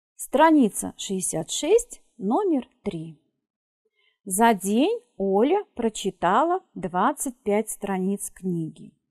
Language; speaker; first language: Russian; native; Russian